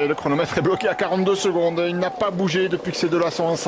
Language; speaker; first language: French; native; French